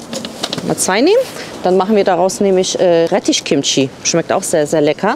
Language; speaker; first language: German; native; German